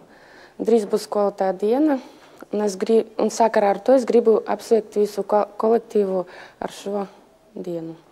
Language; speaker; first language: Latvian; non-native, local second language; Russian